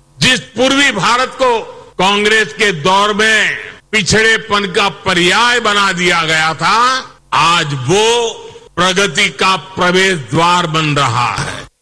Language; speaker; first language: Hindi; non-native, local second language; Gujarati